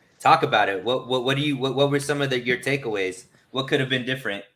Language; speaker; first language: English; native; English